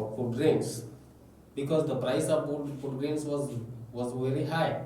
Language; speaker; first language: English; non-native, local second language; Kannada